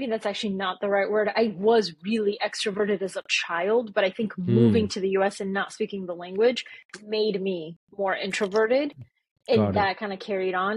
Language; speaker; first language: English; early bilingual, other home language; Bulgarian